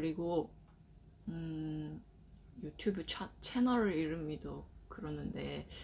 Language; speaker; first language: Korean; non-native, learner; Japanese